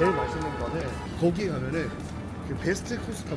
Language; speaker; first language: Korean; native; Korean